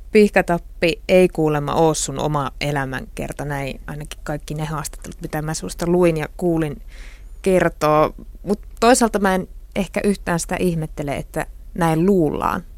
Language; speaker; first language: Finnish; native; Finnish